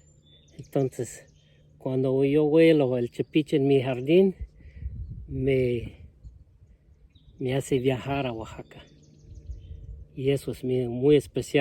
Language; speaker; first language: Spanish; non-native, fluent; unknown